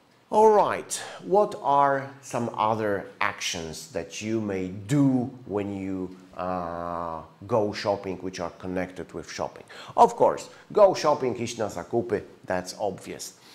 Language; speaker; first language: English; non-native, fluent; Polish